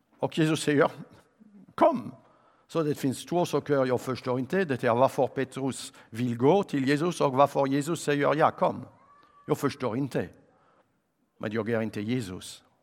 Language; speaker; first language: Swedish; non-native, fluent; French